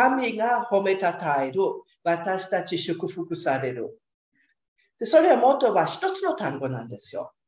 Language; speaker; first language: Japanese; non-native, fluent; German